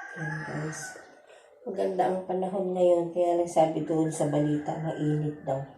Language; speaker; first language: Filipino; native; Filipino